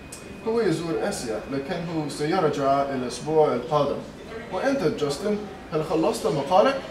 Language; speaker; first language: Arabic; non-native, learner; English